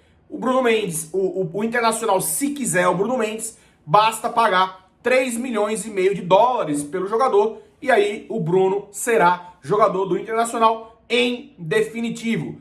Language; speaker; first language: Portuguese; native; Portuguese